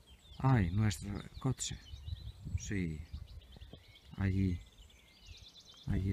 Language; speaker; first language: Spanish; non-native, learner; Finnish